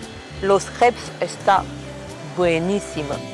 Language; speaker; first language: Spanish; non-native, learner; French